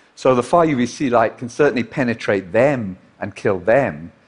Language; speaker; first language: English; native; English